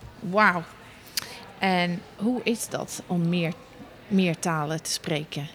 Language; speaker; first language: Dutch; non-native, fluent; English